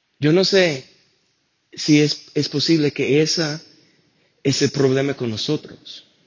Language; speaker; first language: Spanish; non-native, fluent; English